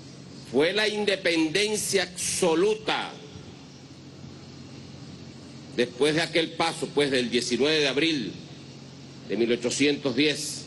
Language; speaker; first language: Spanish; native; Spanish